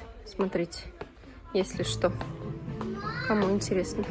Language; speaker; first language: Russian; native; Russian